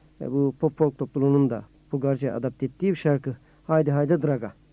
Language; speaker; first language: Turkish; native; Turkish